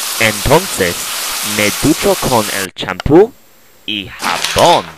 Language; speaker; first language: Spanish; non-native, learner; English